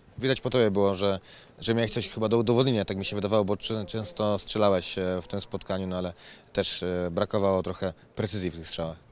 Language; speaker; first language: Polish; native; Polish